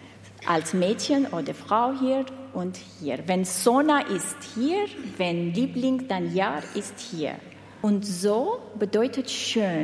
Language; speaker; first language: German; non-native, learner; Armenian